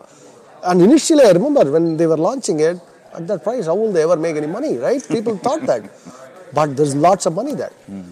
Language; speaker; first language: English; non-native, local second language; Tamil